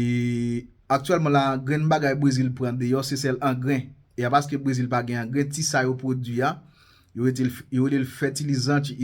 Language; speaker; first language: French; non-native, local second language; Haitian Creole